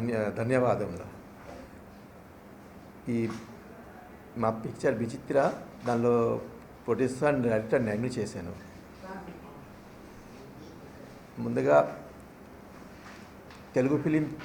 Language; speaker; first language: Telugu; non-native, local second language; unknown